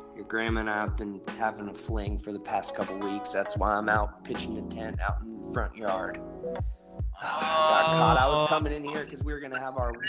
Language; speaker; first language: English; native; English